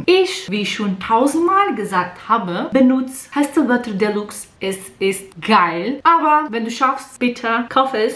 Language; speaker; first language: German; non-native, learner; Portuguese